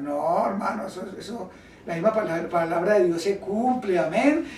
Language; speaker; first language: Spanish; native; Spanish